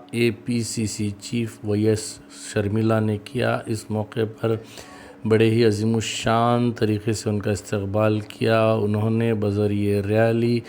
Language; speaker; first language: Urdu; native; Urdu